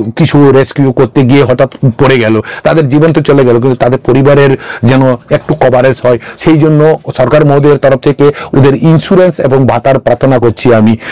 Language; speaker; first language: Bangla; non-native, local second language; Kok Borok